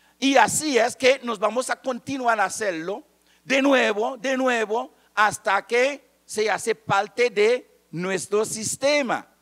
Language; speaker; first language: Spanish; non-native, fluent; Haitian Creole